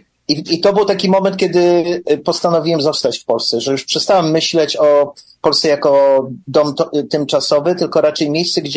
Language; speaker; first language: Polish; early bilingual, heritage; English